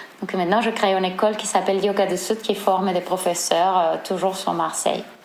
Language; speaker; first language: French; non-native, fluent; Spanish